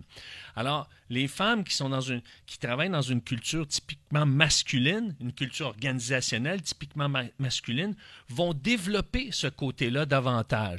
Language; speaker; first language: French; native; French